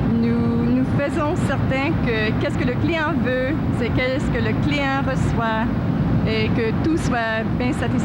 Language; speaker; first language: French; non-native, local second language; English